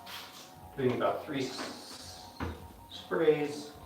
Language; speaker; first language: English; native; English